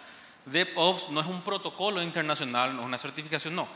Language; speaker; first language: Spanish; native; Spanish